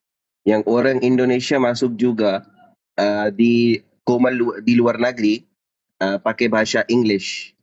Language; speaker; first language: Indonesian; non-native, learner; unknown